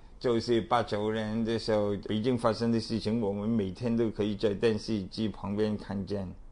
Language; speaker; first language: Chinese; non-native, local second language; Cantonese